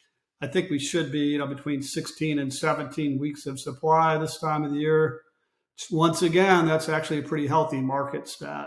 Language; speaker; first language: English; native; English